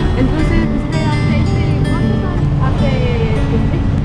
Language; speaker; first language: Spanish; non-native, learner; Korean